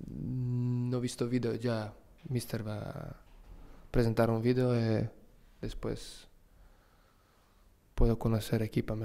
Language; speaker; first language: Spanish; non-native, learner; Serbian